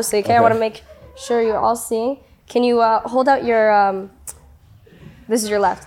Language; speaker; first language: English; native; English